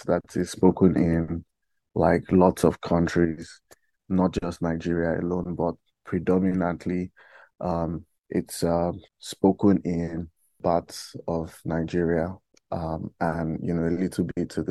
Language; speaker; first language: English; non-native, local second language; Yoruba